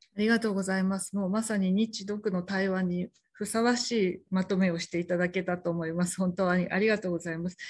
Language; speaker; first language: Japanese; native; Japanese